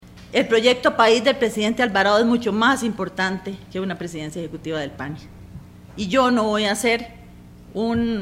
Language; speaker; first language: Spanish; native; Spanish